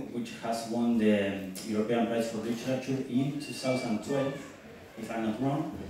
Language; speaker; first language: English; non-native, learner; Spanish